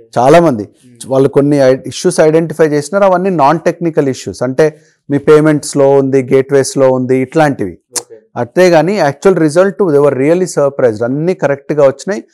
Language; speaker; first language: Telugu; native; Telugu